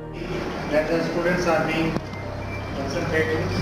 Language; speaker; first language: English; non-native, learner; Hindi